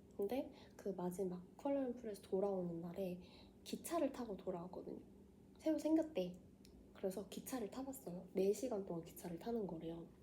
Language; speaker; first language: Korean; native; Korean